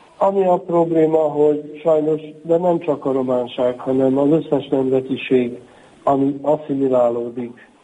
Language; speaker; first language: Hungarian; non-native, local second language; Romanian